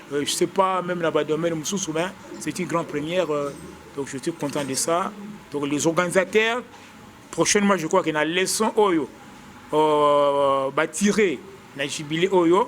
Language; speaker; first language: French; non-native, local second language; Lingala